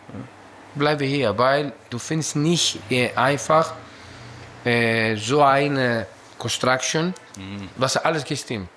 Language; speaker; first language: German; non-native, learner; Greek